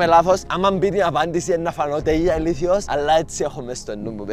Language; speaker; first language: Greek; native; Greek